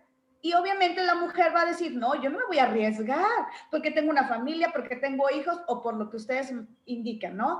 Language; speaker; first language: Spanish; native; Spanish